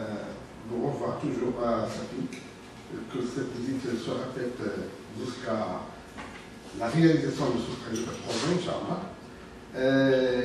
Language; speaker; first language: French; non-native, local second language; Arabic